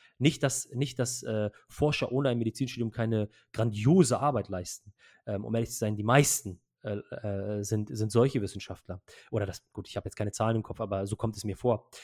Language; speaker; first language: German; early bilingual, other home language; Arabic